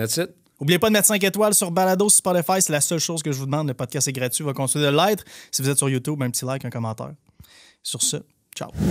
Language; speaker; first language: French; native; French